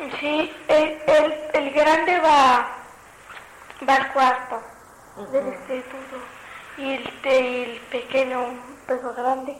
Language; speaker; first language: Spanish; non-native, learner; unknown